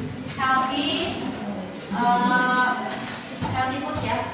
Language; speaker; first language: English; non-native, learner; Indonesian